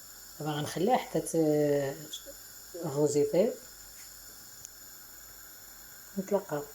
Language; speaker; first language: Arabic; native; Arabic